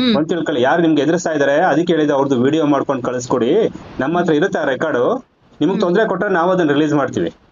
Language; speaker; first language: Kannada; native; Kannada